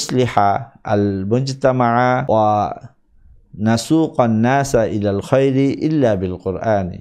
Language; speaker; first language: Arabic; non-native, fluent; Bangla